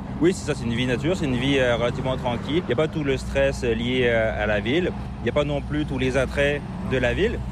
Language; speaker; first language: French; native; French